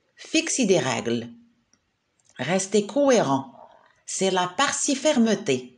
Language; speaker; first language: French; non-native, local second language; Arabic